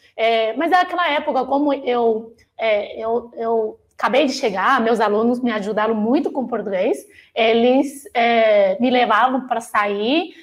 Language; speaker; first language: Portuguese; non-native, fluent; Chinese